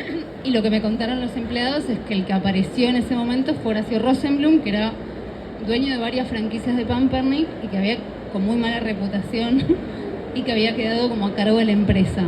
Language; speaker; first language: Spanish; native; Spanish